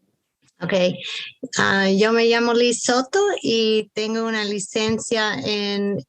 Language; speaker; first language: Spanish; early bilingual, heritage; Spanish